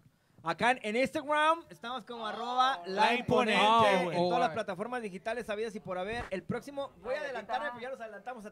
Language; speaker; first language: Spanish; native; Spanish